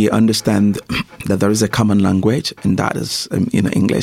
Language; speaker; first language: English; non-native, local second language; Yoruba